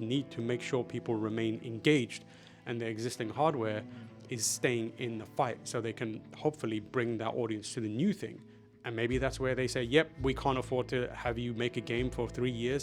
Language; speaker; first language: English; native; English